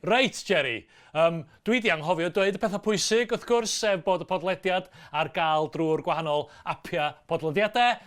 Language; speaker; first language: Welsh; native; Welsh